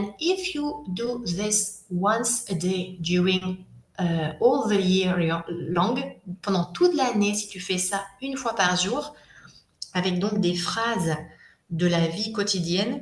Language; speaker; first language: French; native; French